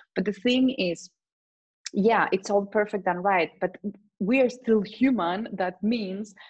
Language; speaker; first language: English; non-native, fluent; Spanish